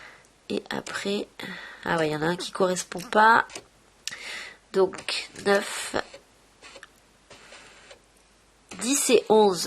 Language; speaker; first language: French; native; French